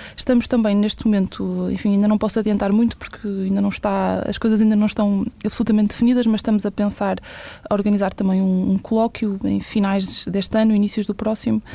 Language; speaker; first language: Portuguese; early bilingual, other home language; English